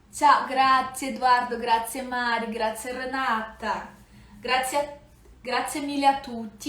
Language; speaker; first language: Italian; non-native, fluent; Portuguese